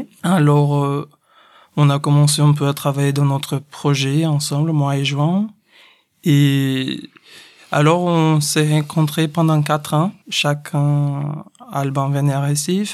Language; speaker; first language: French; non-native, fluent; Portuguese